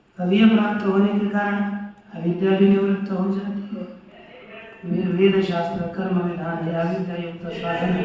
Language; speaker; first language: Hindi; non-native, local second language; Marathi